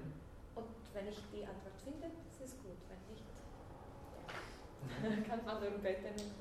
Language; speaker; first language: German; non-native, fluent; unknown